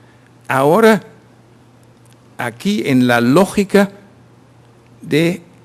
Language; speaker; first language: Spanish; non-native, fluent; German